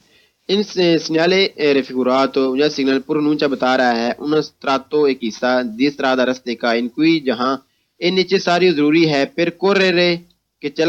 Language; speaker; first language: Italian; non-native, fluent; Urdu